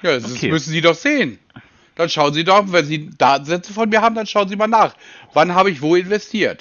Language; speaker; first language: German; native; German